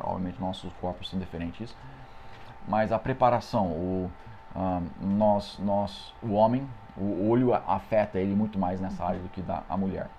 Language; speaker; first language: Portuguese; non-native, fluent; English